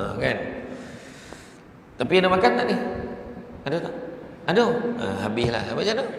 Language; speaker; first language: Malay; native; Malay